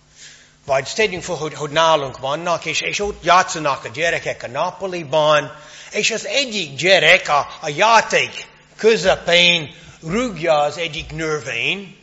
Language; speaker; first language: Hungarian; non-native, fluent; English